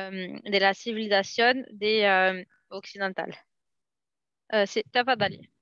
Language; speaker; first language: Spanish; non-native, learner; Arabic